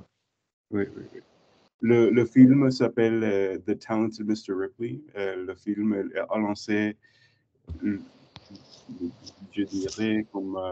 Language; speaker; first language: French; non-native, learner; English